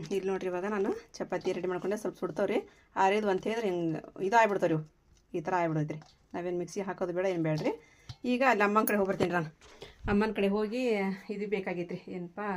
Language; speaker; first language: Kannada; non-native, local second language; Urdu